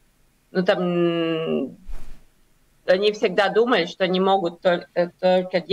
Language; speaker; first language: Russian; non-native, local second language; Latvian